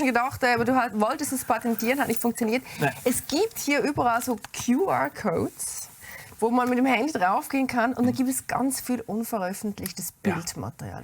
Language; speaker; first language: German; native; German